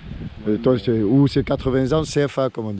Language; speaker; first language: French; native; French